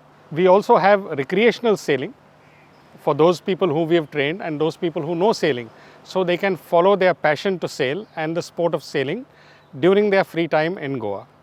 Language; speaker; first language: English; non-native, fluent; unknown